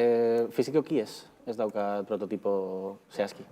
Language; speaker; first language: Basque; non-native, local second language; Spanish